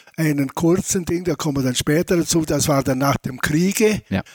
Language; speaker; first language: German; native; German